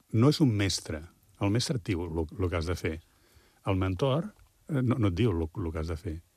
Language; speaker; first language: Catalan; native; Catalan